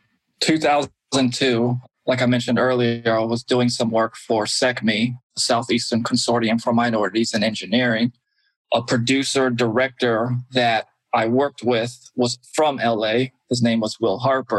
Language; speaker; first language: English; native; English